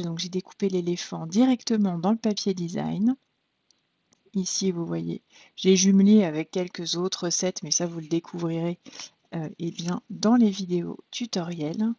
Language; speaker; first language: French; native; French